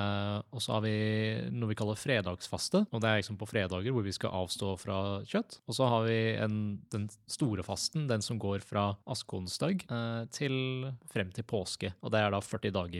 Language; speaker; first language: Norwegian; native; Norwegian